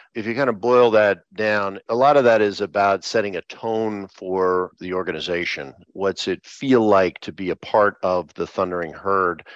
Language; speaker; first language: English; native; English